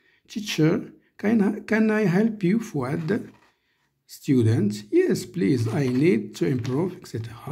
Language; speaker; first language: English; non-native, fluent; Arabic